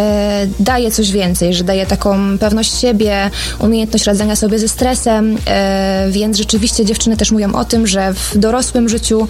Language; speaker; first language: Polish; native; Polish